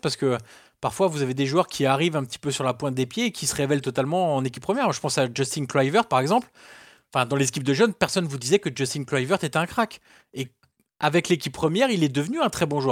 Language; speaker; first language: French; native; French